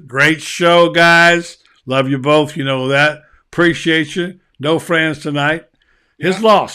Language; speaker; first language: English; native; English